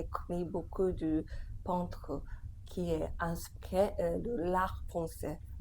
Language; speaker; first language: French; non-native, fluent; Japanese